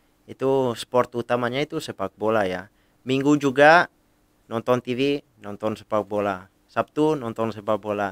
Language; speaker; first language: Indonesian; non-native, fluent; Italian